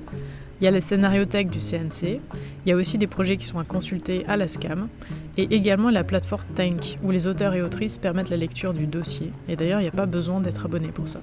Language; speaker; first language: French; native; French